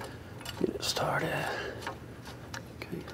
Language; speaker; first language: English; native; English